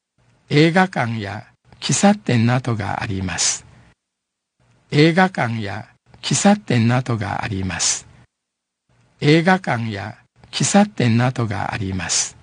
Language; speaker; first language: Japanese; non-native, fluent; Min Nan Chinese